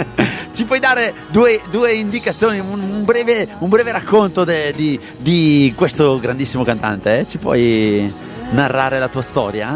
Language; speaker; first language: Italian; native; Italian